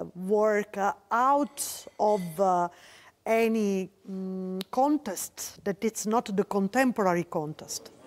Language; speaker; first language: English; non-native, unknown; Italian